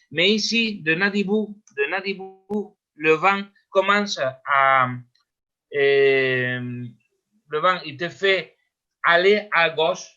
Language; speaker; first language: French; non-native, learner; Spanish